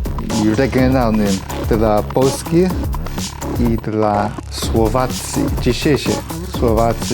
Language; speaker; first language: Polish; non-native, fluent; English